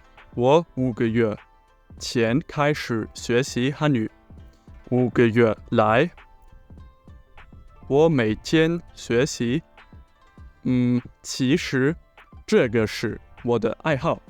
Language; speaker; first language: Chinese; non-native, learner; German